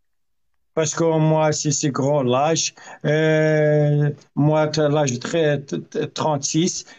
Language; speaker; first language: French; non-native, learner; Arabic